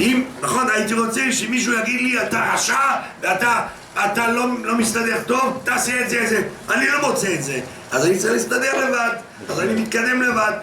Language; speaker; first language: Hebrew; non-native, fluent; French